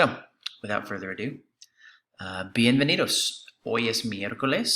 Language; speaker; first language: Spanish; non-native, fluent; English